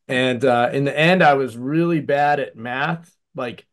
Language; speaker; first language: English; native; English